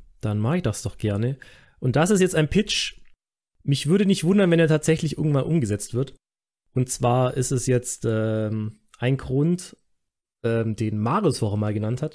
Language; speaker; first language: German; native; German